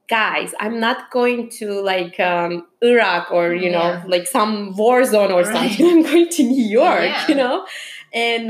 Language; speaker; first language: English; non-native, fluent; Turkish